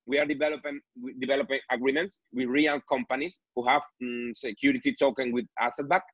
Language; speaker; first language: English; non-native, learner; Spanish